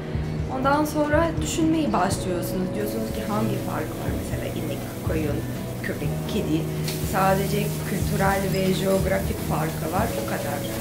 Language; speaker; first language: Turkish; non-native, fluent; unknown